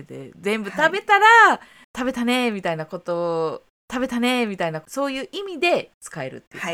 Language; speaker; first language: Japanese; native; Japanese